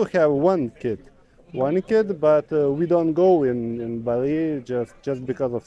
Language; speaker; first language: English; non-native, learner; Lithuanian